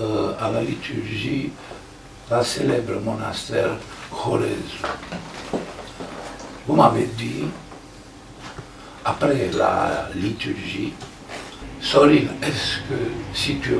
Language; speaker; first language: French; non-native, fluent; Romanian